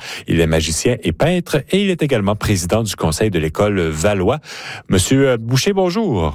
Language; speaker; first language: French; native; French